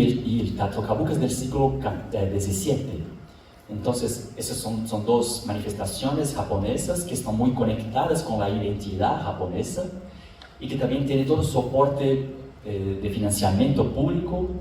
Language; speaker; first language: Spanish; non-native, fluent; Portuguese